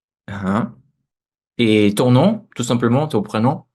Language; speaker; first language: French; non-native, fluent; Portuguese